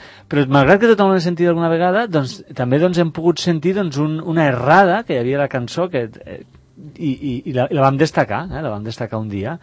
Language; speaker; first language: Catalan; native; Catalan